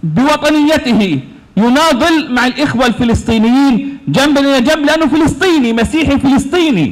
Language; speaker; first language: Arabic; native; Arabic